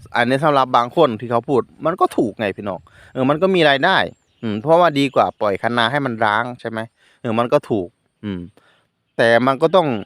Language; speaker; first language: Thai; non-native, local second language; Northeastern Thai